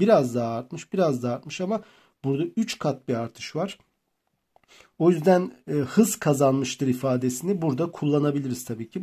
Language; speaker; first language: Turkish; native; Turkish